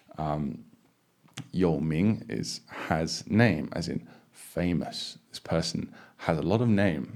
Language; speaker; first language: English; native; English